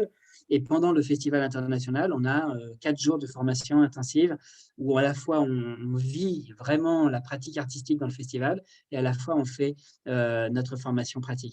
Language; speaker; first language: French; native; French